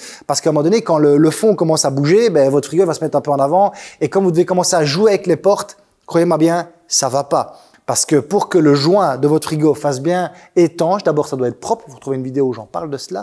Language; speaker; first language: French; native; French